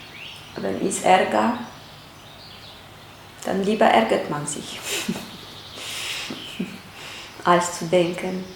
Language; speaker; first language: German; non-native, fluent; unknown